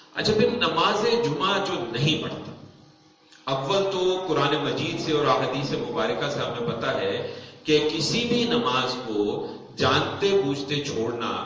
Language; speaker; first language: Urdu; non-native, local second language; Punjabi